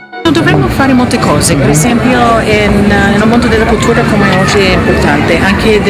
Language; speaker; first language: Italian; non-native, fluent; English